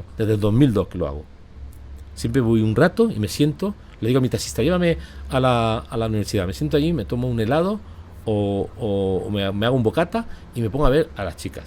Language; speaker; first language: Spanish; native; Spanish